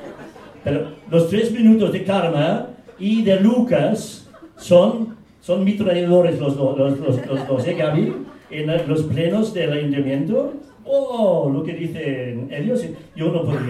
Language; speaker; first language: Spanish; non-native, fluent; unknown